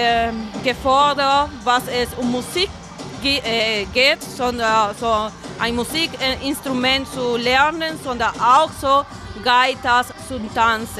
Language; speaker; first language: German; non-native, fluent; Spanish